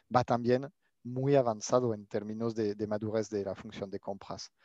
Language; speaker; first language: Spanish; non-native, fluent; French